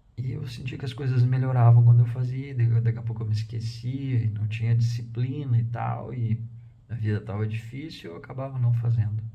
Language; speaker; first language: Portuguese; native; Portuguese